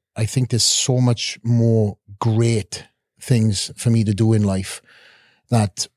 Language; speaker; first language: English; native; English